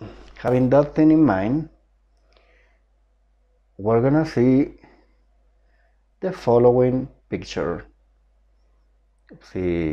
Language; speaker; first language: English; non-native, fluent; Spanish